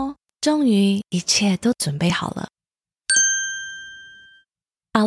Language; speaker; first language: Chinese; early bilingual, heritage; Chinese